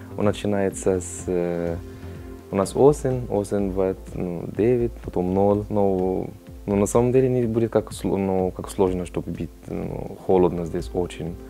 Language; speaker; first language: Russian; non-native, learner; Arabic